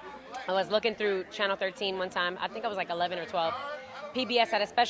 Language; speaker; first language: English; native; English